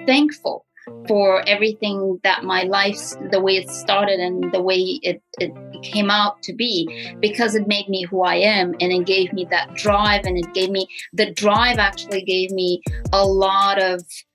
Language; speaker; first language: English; non-native, fluent; Romanian